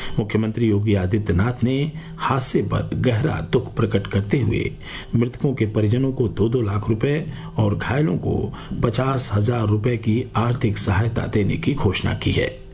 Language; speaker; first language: Hindi; native; Hindi